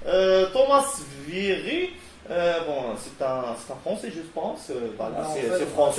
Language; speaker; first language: French; non-native, local second language; Arabic